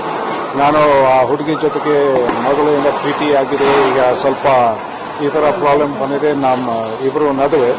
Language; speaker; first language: Kannada; non-native, fluent; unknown